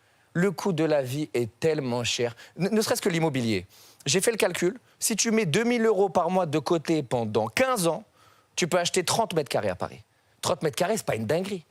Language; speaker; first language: French; native; French